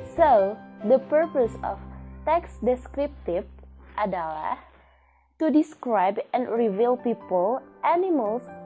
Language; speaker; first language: English; non-native, fluent; Indonesian